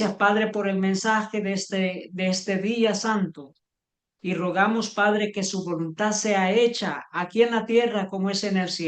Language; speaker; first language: Spanish; native; Spanish